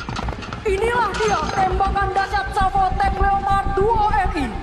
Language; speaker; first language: Indonesian; native; Indonesian